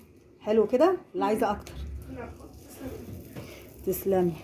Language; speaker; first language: Arabic; native; Arabic